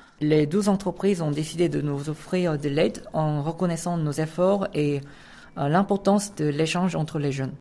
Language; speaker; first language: French; non-native, fluent; Korean